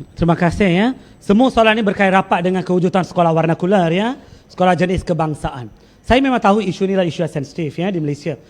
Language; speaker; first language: Malay; non-native, local second language; Tamil